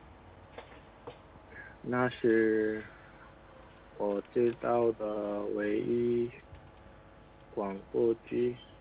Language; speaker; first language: Chinese; non-native, learner; Korean